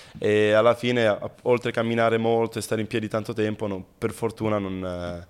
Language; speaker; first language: Italian; native; Italian